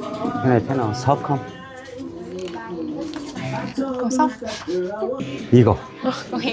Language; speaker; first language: Vietnamese; non-native, learner; Korean